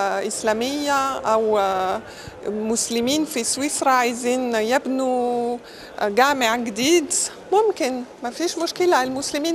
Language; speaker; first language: Arabic; non-native, fluent; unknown